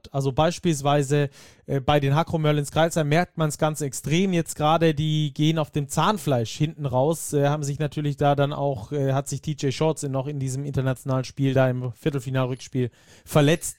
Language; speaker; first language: German; native; German